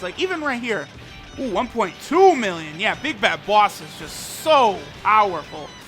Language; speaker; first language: English; native; English